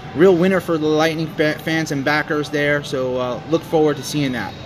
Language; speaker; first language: English; early bilingual, other home language; Italian